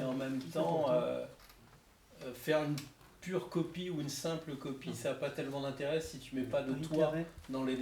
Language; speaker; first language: French; native; French